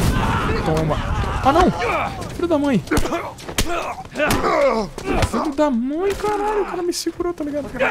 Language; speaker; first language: Portuguese; native; Portuguese